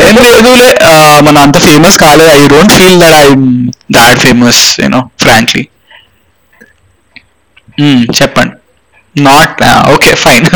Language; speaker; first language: Telugu; non-native, local second language; Hindi